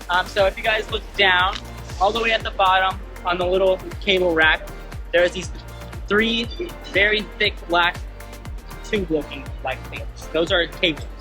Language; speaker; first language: English; native; English